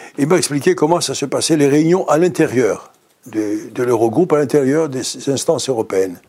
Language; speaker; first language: French; non-native, fluent; Greek